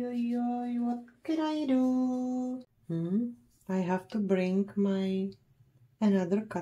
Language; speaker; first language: English; non-native, fluent; Czech